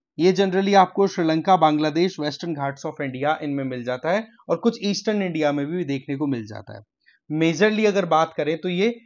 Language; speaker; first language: Hindi; native; Hindi